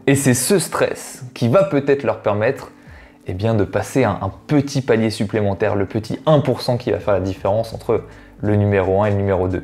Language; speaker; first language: French; native; French